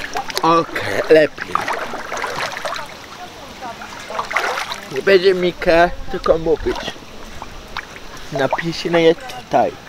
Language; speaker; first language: Polish; non-native, learner; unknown